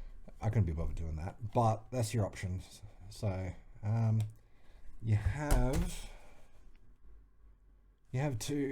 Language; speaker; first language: English; native; English